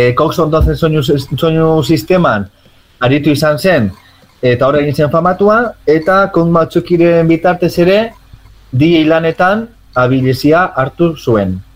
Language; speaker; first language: Basque; native; Basque